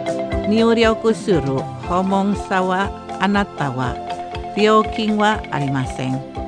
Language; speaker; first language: Japanese; non-native, fluent; Indonesian